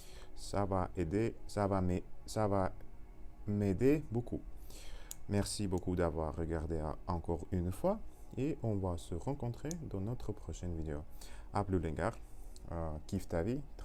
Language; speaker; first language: French; non-native, learner; Russian